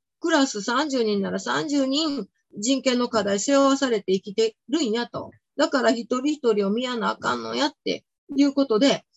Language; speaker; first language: Japanese; native; Japanese